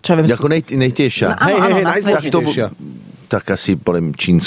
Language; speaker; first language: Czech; non-native, fluent; Italian